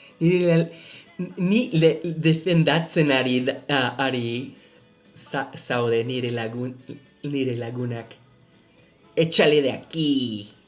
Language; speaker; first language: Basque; non-native, learner; English